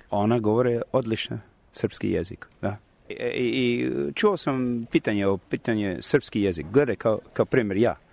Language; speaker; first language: Croatian; non-native, learner; English